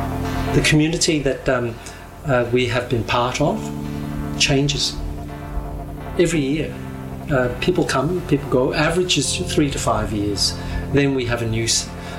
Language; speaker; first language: English; non-native, local second language; Cantonese